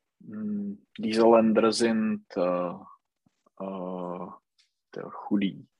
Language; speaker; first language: German; non-native, learner; Czech